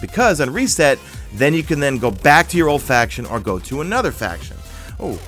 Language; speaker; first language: English; native; English